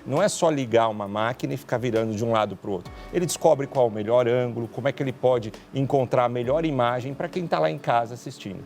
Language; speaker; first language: Portuguese; native; Portuguese